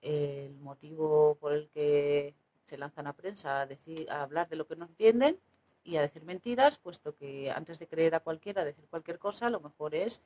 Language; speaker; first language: Spanish; native; Spanish